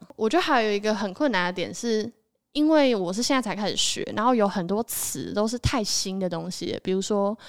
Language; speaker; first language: Chinese; non-native, local second language; Min Nan Chinese